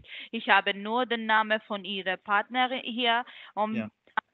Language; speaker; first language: German; non-native, learner; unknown